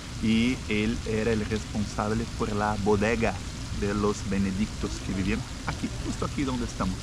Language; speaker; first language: Spanish; non-native, fluent; Portuguese